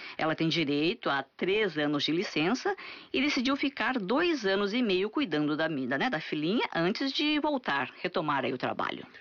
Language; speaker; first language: Portuguese; native; Portuguese